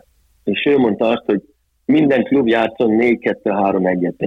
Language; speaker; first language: Hungarian; early bilingual, heritage; Hungarian